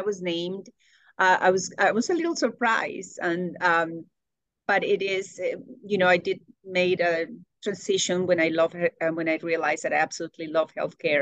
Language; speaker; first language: English; non-native, fluent; Spanish